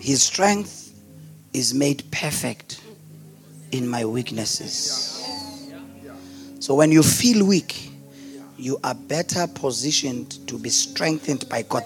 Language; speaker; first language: English; non-native, local second language; Zulu